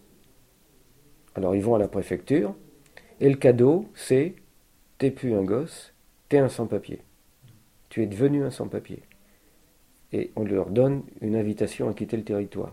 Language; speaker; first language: French; native; French